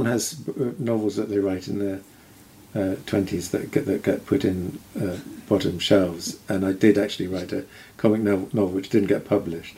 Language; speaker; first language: English; native; English